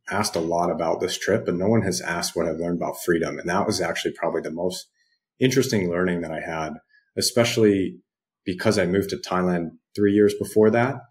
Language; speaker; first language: English; native; English